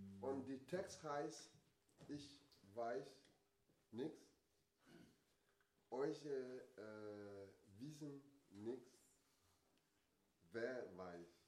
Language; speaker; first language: German; non-native, learner; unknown